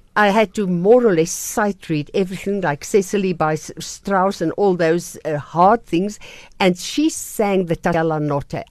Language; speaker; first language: English; non-native, local second language; Afrikaans